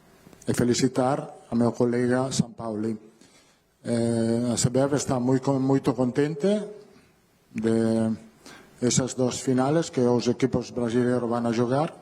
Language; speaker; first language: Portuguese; non-native, learner; Italian